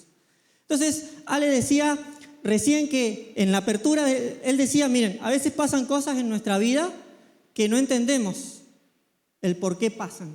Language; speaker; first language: Spanish; native; Spanish